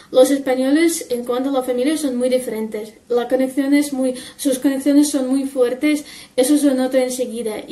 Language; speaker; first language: Spanish; non-native, fluent; Russian